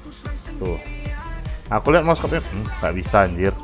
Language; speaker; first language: Indonesian; native; Indonesian